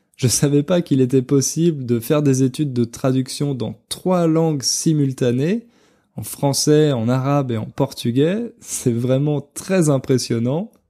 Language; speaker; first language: French; native; French